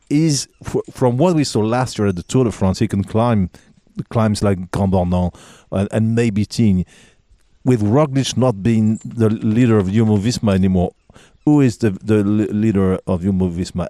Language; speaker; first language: English; non-native, fluent; French